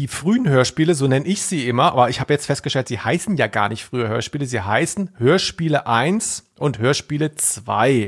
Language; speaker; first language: German; native; German